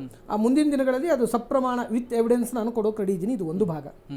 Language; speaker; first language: Kannada; native; Kannada